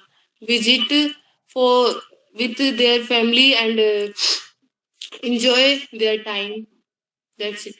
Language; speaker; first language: English; non-native, learner; Hindi